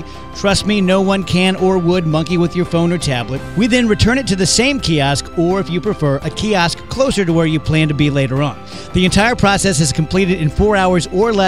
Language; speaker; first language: English; native; English